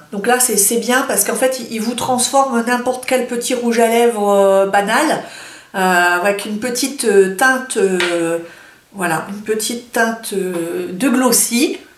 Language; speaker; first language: French; native; French